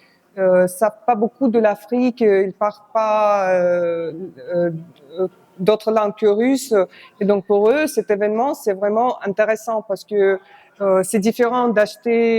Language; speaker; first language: French; non-native, fluent; Russian